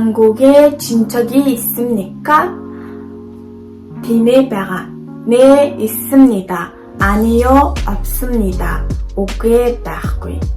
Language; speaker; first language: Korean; non-native, learner; Mongolian